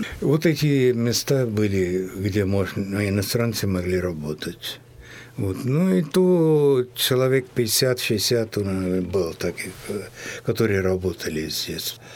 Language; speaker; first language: Russian; non-native, fluent; Hindi